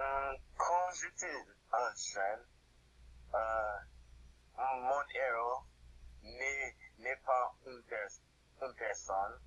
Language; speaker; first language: French; non-native, learner; English